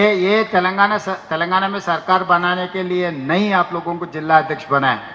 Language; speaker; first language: Hindi; non-native, local second language; Telugu